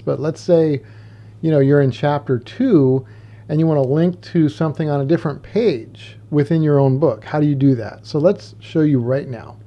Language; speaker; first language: English; native; English